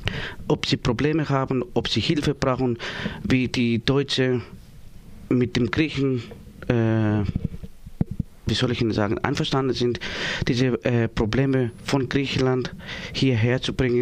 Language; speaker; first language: German; non-native, learner; Greek